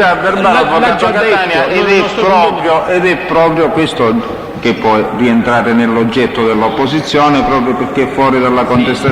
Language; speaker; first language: Italian; native; Italian